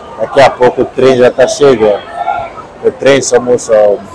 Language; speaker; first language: Portuguese; non-native, learner; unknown